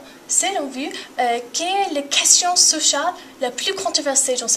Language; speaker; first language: French; non-native, learner; English